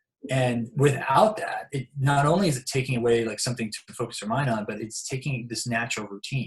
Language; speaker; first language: English; native; English